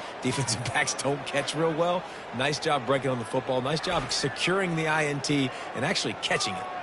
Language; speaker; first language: English; native; English